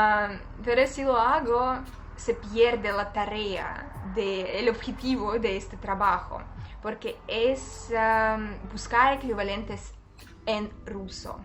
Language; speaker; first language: Spanish; non-native, fluent; Russian